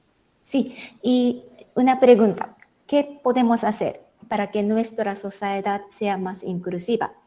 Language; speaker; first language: Spanish; non-native, fluent; Japanese